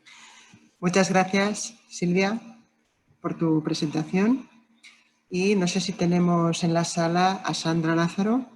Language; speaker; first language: Spanish; native; Spanish